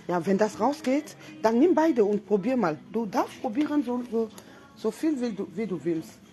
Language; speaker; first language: German; non-native, fluent; French